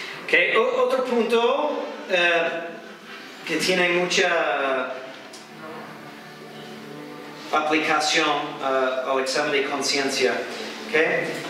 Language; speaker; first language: Spanish; non-native, fluent; English